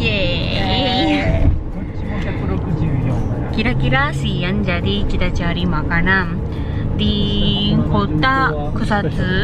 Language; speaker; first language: Indonesian; non-native, learner; Japanese